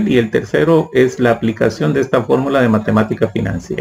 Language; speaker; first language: Spanish; native; Spanish